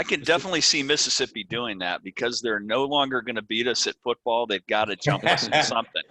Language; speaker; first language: English; native; English